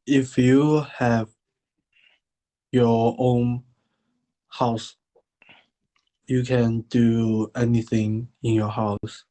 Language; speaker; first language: English; non-native, learner; Chinese